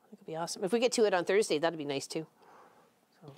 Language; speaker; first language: English; native; English